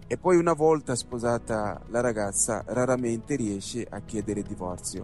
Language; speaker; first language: Italian; non-native, fluent; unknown